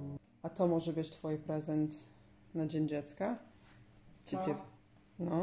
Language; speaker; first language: Polish; non-native, learner; English